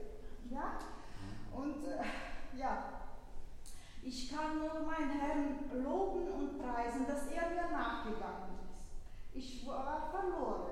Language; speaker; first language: German; non-native, fluent; Russian